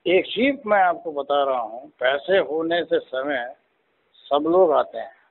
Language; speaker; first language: Hindi; non-native, local second language; Telugu